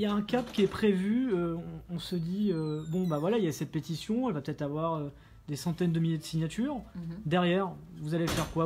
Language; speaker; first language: French; native; French